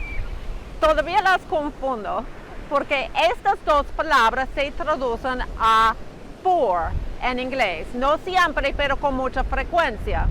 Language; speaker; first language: Spanish; non-native, fluent; English